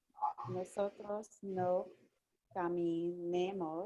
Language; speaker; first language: Spanish; non-native, learner; English